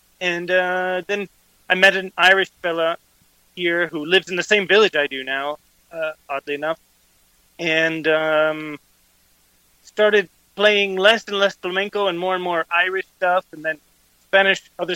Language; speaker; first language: English; native; English